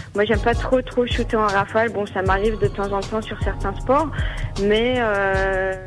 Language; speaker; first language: French; native; French